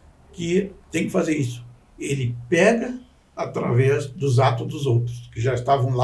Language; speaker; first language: Portuguese; native; Portuguese